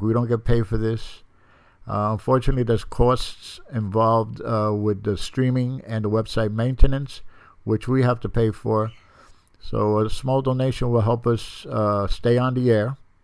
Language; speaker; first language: English; early bilingual, other home language; Spanish